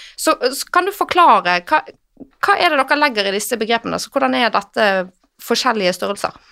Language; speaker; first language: Norwegian; native; Norwegian